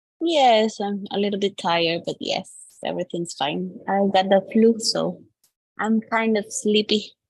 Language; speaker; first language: English; non-native, learner; Spanish